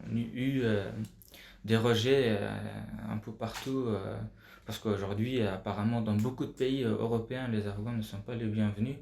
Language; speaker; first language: French; non-native, fluent; Persian